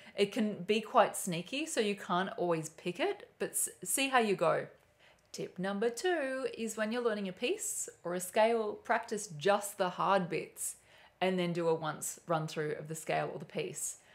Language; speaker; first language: English; native; English